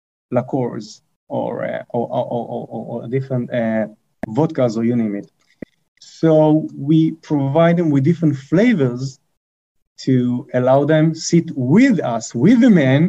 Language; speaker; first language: English; non-native, fluent; Hebrew